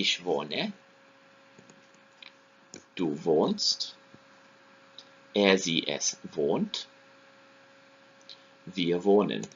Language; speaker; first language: German; non-native, fluent; English